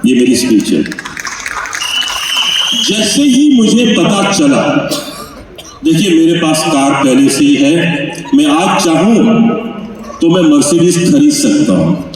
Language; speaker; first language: Hindi; native; Hindi